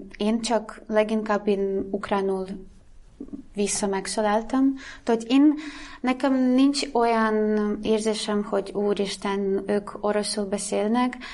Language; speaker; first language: Hungarian; non-native, fluent; Russian